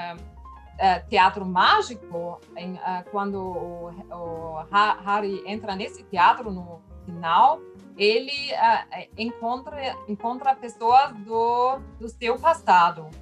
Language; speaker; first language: Portuguese; non-native, fluent; German